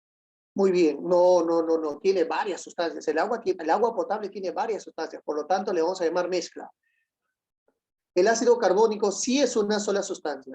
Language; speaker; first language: Spanish; native; Spanish